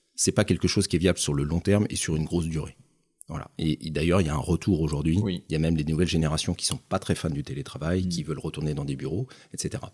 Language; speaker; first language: French; native; French